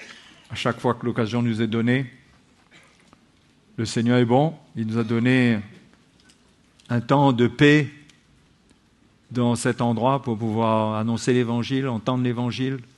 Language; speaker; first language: French; native; French